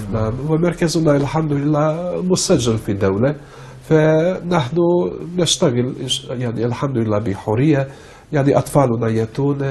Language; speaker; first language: Arabic; non-native, fluent; Bosnian